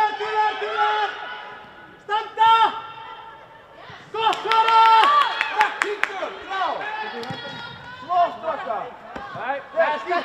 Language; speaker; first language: Icelandic; non-native, learner; Swedish